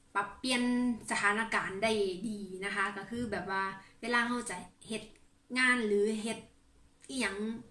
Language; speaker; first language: Thai; native; Thai